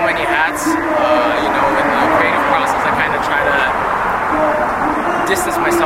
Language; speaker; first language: English; non-native, fluent; Russian